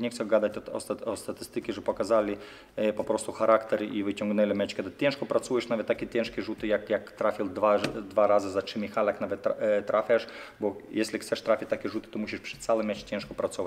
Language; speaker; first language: Polish; non-native, fluent; Lithuanian